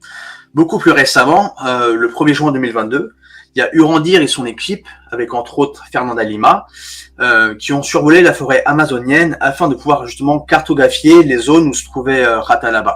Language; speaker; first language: French; native; French